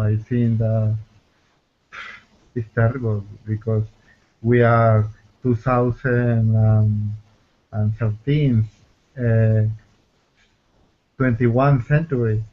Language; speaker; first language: English; non-native, learner; Spanish